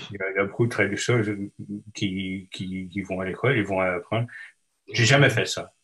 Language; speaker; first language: French; non-native, local second language; English